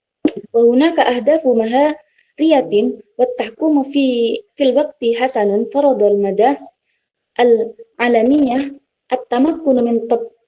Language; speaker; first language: Arabic; non-native, learner; Indonesian